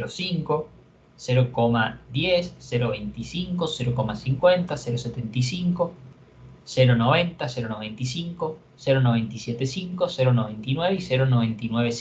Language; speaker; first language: Spanish; native; Spanish